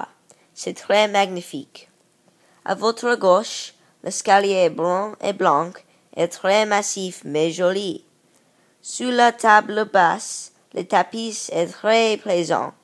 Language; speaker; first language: French; non-native, learner; English